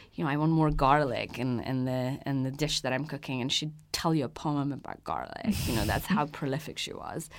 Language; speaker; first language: English; early bilingual, other home language; Persian